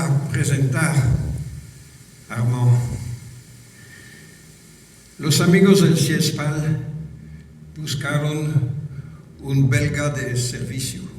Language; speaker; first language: Spanish; non-native, fluent; French